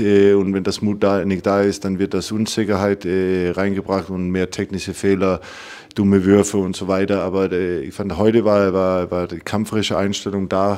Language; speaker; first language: German; non-native, fluent; Danish